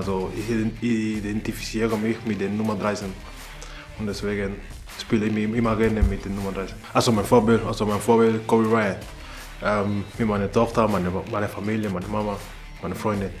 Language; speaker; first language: German; non-native, learner; Spanish